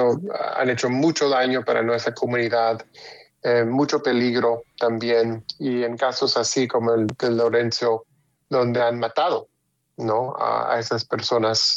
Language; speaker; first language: Spanish; early bilingual, heritage; Spanish